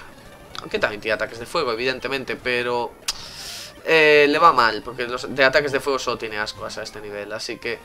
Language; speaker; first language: Spanish; native; Spanish